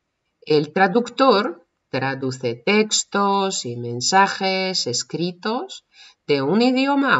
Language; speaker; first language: Spanish; non-native, fluent; Russian